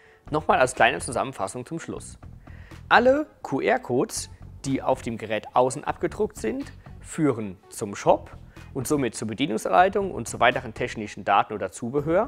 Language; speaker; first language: German; native; German